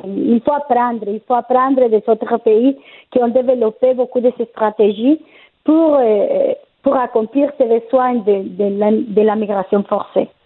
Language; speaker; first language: French; non-native, fluent; Spanish